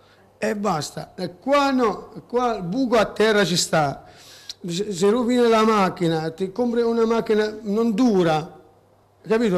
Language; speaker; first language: Italian; non-native, learner; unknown